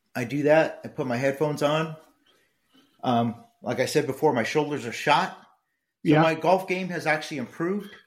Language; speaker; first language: English; early bilingual, other home language; Spanish